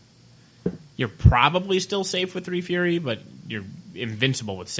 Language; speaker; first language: English; native; English